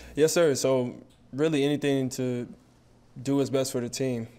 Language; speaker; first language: English; native; English